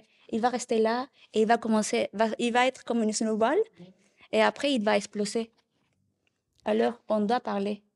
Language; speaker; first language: French; non-native, learner; Spanish